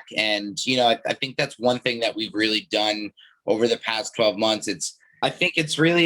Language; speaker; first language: English; native; English